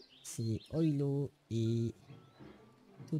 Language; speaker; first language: French; native; French